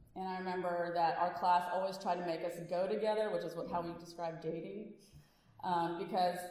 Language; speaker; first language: English; early bilingual, other home language; Hindi